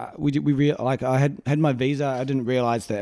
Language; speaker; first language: English; native; English